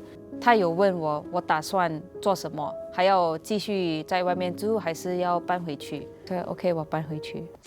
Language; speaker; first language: Chinese; non-native, local second language; English